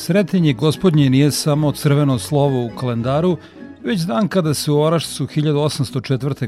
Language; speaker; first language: Serbian; native; Serbian